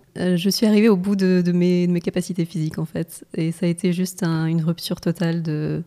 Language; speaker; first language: French; non-native, fluent; Russian